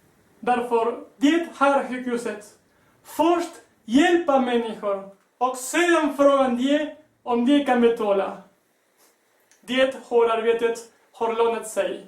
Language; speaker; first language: Swedish; non-native, learner; Spanish